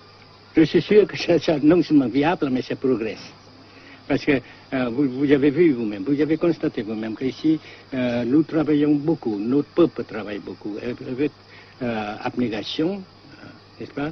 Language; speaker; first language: French; non-native, fluent; Vietnamese